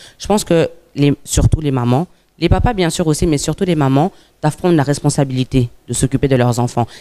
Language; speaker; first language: French; native; French